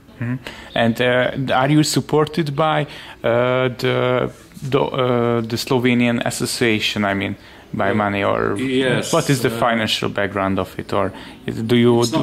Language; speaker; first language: English; non-native, fluent; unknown